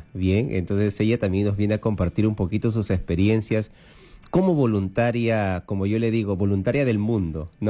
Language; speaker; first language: Spanish; native; Spanish